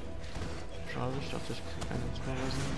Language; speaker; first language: German; native; German